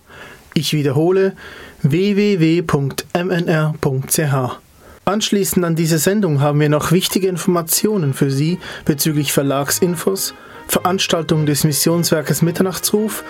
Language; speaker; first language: German; native; German